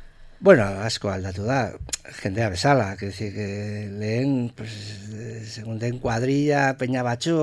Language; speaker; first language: Basque; non-native, local second language; Spanish